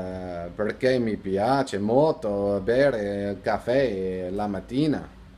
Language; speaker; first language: Italian; non-native, learner; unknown